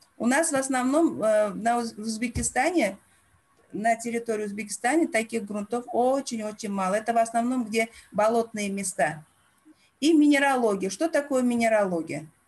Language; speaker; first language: Russian; non-native, local second language; Uzbek